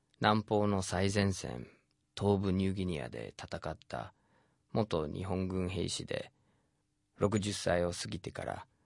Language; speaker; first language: Japanese; non-native, fluent; English